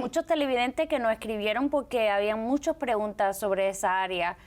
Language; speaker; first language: Spanish; early bilingual, heritage; Spanish